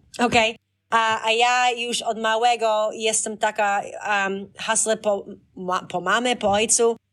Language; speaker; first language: Polish; early bilingual, heritage; Polish